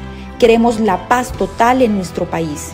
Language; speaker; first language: Spanish; native; Spanish